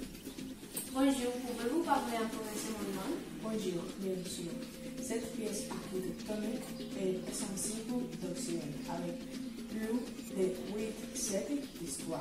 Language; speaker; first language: French; non-native, learner; Spanish